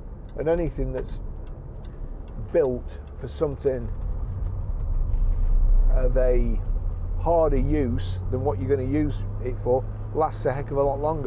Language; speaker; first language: English; native; English